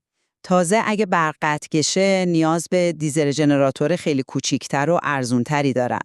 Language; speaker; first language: Persian; native; Persian